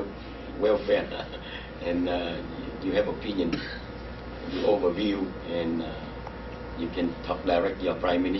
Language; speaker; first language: English; non-native, learner; Vietnamese